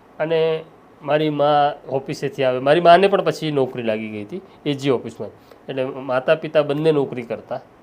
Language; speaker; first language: Gujarati; non-native, local second language; Marathi